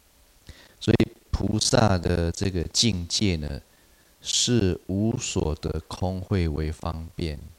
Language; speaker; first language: Chinese; native; Chinese